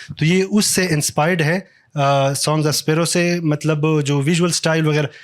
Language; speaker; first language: Urdu; non-native, local second language; Pashto